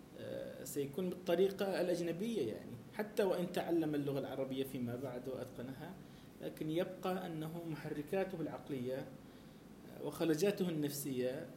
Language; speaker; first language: Arabic; native; Arabic